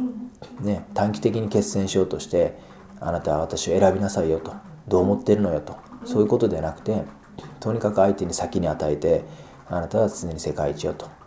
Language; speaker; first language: Japanese; native; Japanese